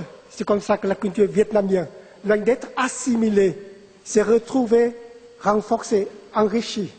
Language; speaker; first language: French; non-native, fluent; Vietnamese